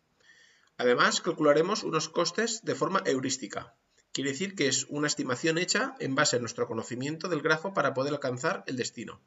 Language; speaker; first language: Spanish; native; Spanish